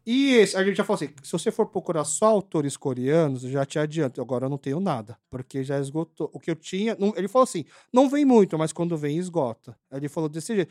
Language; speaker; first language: Portuguese; early bilingual, other home language; Korean